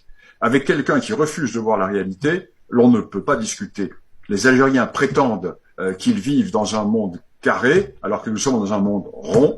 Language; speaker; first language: French; native; French